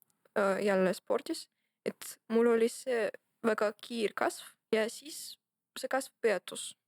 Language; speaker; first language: Estonian; non-native, local second language; Russian